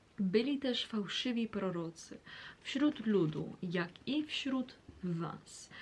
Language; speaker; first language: Polish; early bilingual, heritage; Polish